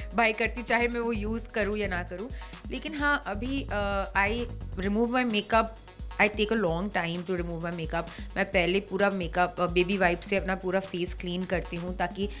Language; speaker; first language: Hindi; non-native, local second language; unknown